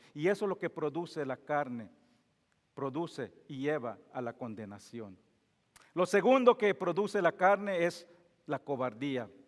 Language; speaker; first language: Spanish; non-native, fluent; English